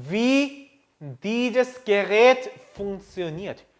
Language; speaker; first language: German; non-native, fluent; Korean